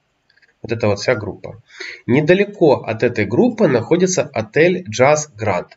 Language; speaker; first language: Russian; native; Russian